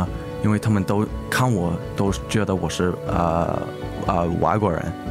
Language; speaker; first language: Chinese; early bilingual, heritage; English